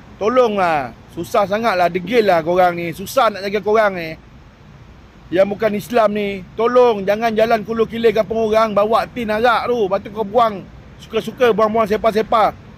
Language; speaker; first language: Malay; native; Malay